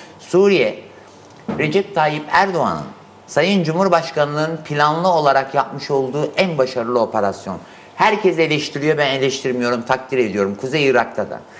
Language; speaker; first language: Turkish; native; Turkish